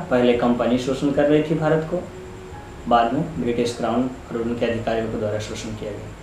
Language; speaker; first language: Hindi; native; Hindi